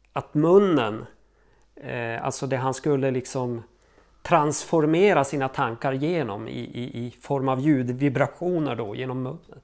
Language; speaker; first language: Swedish; native; Swedish